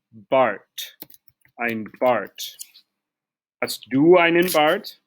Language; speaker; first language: German; non-native, fluent; English